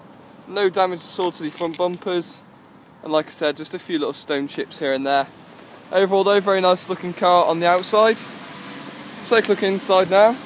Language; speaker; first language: English; native; English